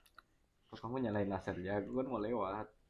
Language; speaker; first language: Indonesian; native; Indonesian